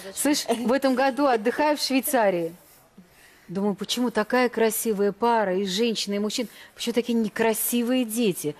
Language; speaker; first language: Russian; native; Russian